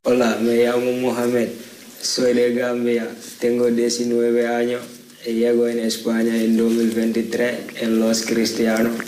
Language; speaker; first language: Spanish; non-native, learner; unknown